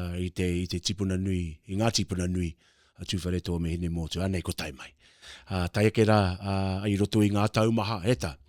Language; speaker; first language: Māori; native; Māori